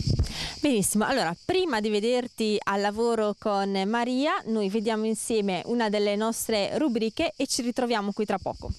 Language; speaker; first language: Italian; native; Italian